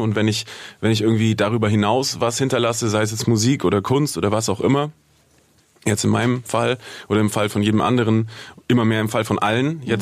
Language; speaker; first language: German; native; German